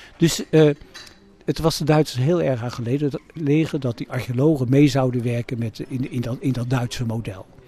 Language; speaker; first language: Dutch; native; Dutch